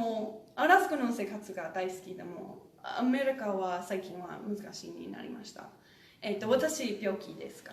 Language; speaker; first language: Japanese; non-native, learner; English